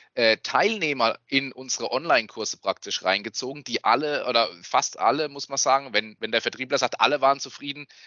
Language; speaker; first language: German; native; German